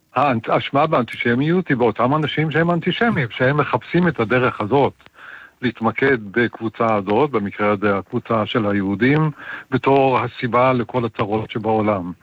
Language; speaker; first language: Hebrew; native; Hebrew